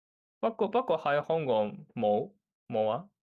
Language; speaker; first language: Chinese; non-native, learner; Japanese